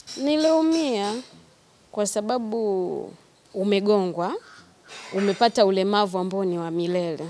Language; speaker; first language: Swahili; native; Swahili